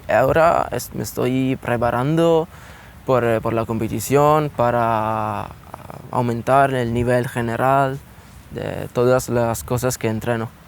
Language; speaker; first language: Spanish; non-native, learner; Italian